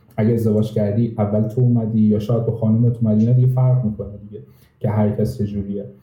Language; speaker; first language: Persian; native; Persian